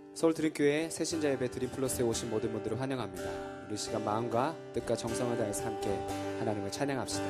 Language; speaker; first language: Korean; native; Korean